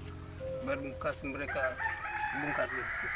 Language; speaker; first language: Indonesian; non-native, local second language; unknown